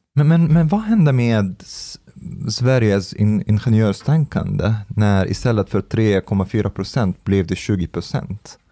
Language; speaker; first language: Swedish; non-native, fluent; Arabic